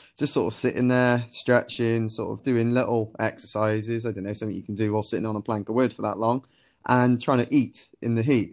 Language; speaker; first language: English; native; English